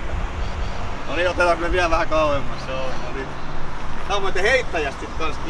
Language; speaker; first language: Finnish; native; Finnish